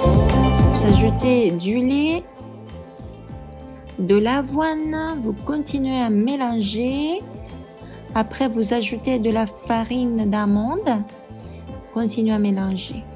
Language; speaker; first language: French; non-native, fluent; Spanish